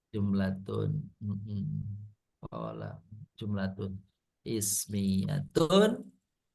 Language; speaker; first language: Arabic; non-native, fluent; Indonesian